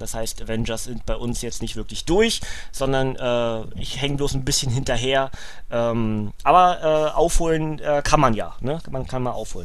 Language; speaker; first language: German; native; German